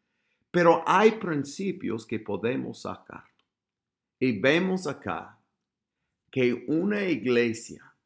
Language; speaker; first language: Spanish; non-native, fluent; English